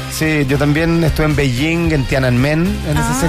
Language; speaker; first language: Spanish; native; Spanish